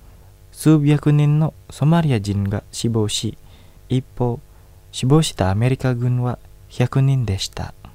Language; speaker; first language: Japanese; non-native, fluent; Indonesian